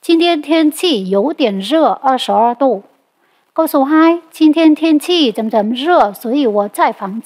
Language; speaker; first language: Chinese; non-native, fluent; Vietnamese